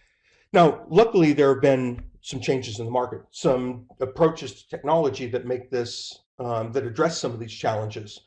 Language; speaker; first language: English; native; English